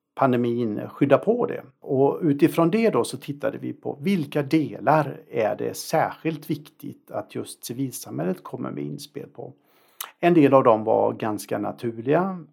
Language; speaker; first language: Swedish; native; Swedish